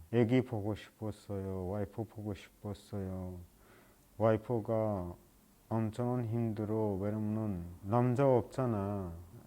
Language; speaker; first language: Korean; non-native, learner; Persian